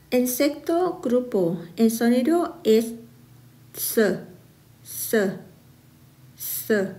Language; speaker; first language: Spanish; non-native, fluent; Thai